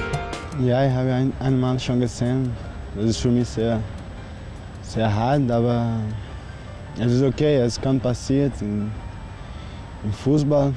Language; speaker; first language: German; non-native, learner; Portuguese